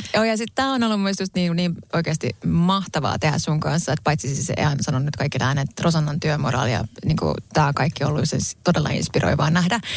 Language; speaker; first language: Finnish; non-native, local second language; Swedish